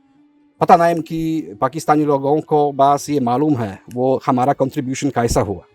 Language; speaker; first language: Hindi; non-native, fluent; Polish